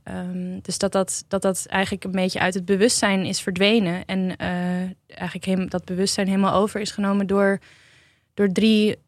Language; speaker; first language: Dutch; native; Dutch